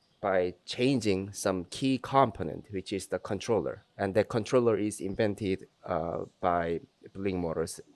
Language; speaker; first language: English; non-native, fluent; Korean